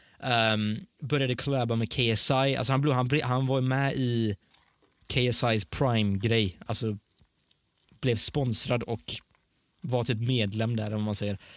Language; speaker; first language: Swedish; early bilingual, other home language; Persian